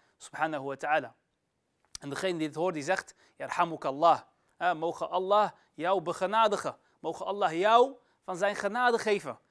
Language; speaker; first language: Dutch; early bilingual, other home language; Arabic